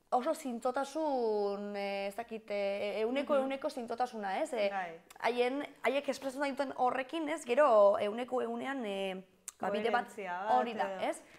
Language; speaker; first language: Basque; native; Basque